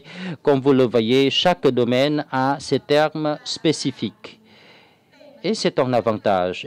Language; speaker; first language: French; non-native, fluent; Vietnamese